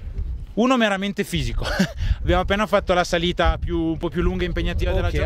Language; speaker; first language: Italian; native; Italian